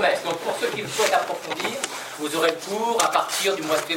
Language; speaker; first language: French; native; French